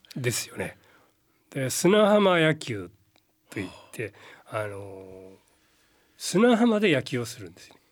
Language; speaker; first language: Japanese; native; Japanese